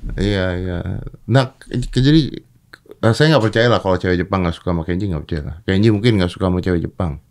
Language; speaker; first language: Indonesian; native; Indonesian